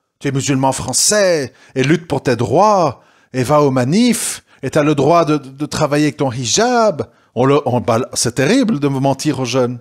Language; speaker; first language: French; native; French